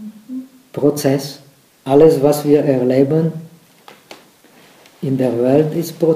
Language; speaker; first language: German; non-native, fluent; Czech